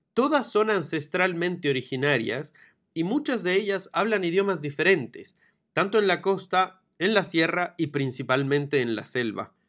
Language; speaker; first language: Spanish; native; Spanish